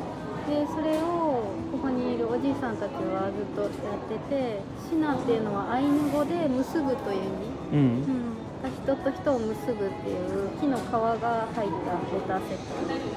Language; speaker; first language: Japanese; native; Japanese